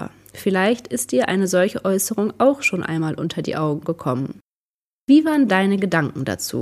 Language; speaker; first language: German; native; German